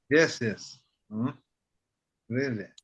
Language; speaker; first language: English; non-native, fluent; Tibetan